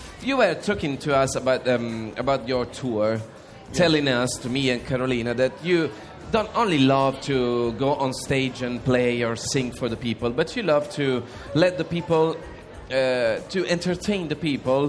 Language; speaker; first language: English; non-native, learner; Italian